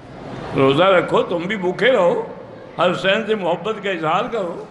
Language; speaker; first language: Urdu; native; Urdu